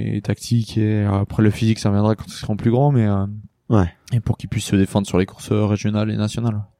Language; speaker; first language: French; native; French